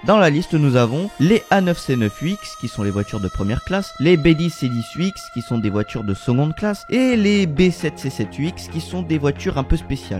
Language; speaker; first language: French; native; French